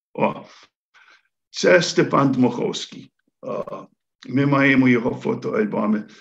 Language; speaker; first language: Ukrainian; early bilingual, heritage; Ukrainian